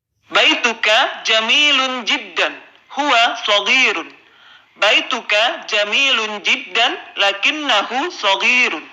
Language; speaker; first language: Arabic; non-native, fluent; Indonesian